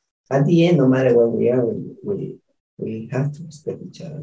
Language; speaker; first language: English; non-native, fluent; Spanish